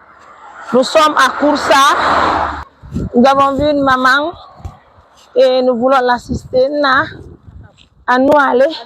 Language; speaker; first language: French; non-native, local second language; Mandingo